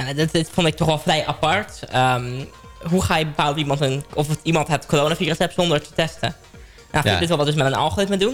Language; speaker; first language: Dutch; native; Dutch